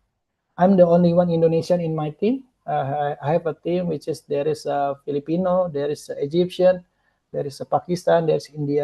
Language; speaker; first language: English; non-native, fluent; Indonesian